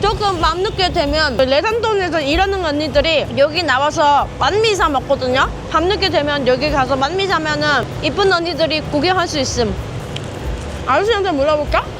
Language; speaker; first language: Korean; non-native, fluent; Vietnamese